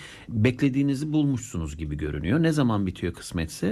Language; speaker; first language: Turkish; native; Turkish